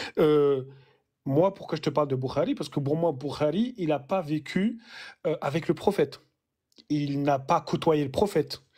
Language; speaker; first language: French; early bilingual, other home language; Arabic